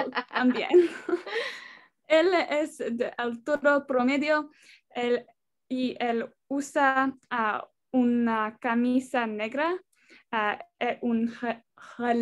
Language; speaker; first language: Spanish; non-native, learner; English